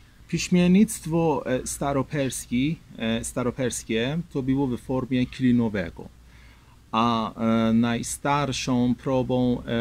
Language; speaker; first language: Polish; non-native, fluent; Persian